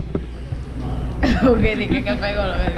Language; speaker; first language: Spanish; native; Spanish